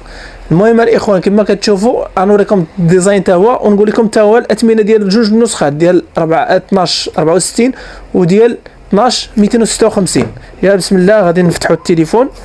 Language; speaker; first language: Arabic; native; Arabic